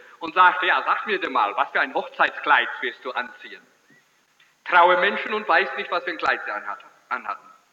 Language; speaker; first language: German; early bilingual, heritage; German